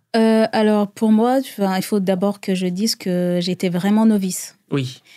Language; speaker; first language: French; non-native, local second language; Rundi